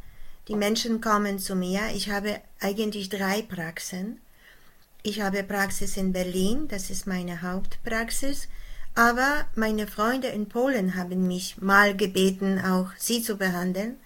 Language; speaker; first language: German; non-native, fluent; Polish